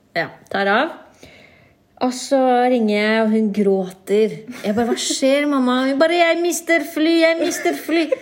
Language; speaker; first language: Norwegian; early bilingual, other home language; Turkish